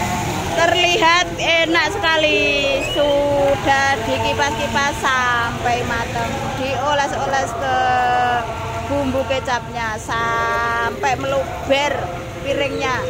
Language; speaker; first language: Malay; non-native, local second language; Javanese